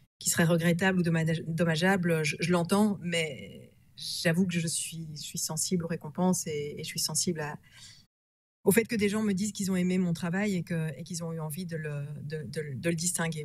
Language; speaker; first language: French; native; French